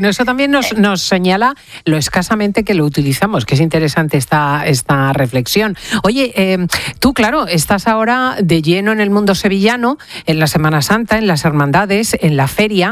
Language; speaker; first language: Spanish; native; Spanish